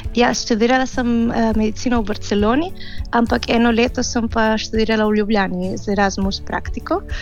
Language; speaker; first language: Slovenian; early bilingual, heritage; Slovenian